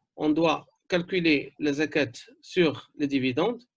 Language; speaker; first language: French; non-native, local second language; Arabic